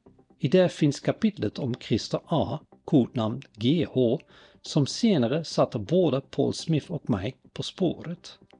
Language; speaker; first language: Swedish; native; Swedish